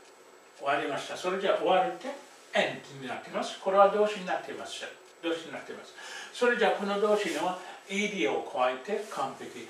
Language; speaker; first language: Japanese; non-native, fluent; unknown